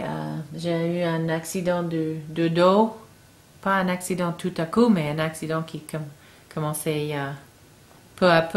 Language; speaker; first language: French; non-native, learner; English